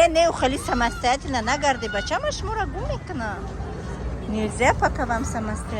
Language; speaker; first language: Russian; non-native, local second language; Tajik